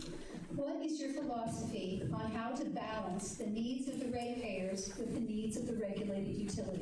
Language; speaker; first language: English; native; English